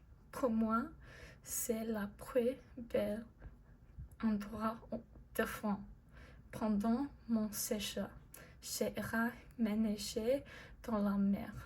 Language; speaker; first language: French; non-native, learner; English